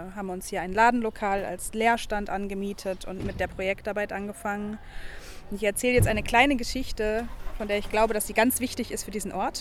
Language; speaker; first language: German; native; German